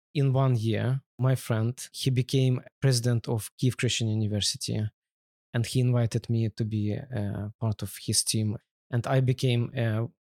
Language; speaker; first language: English; non-native, learner; Ukrainian